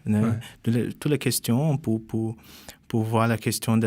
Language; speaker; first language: French; non-native, fluent; Portuguese